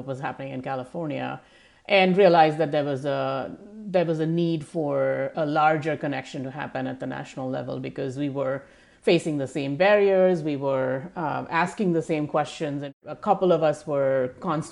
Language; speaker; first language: English; non-native, local second language; Hindi